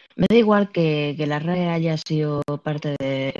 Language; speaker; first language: Spanish; native; Spanish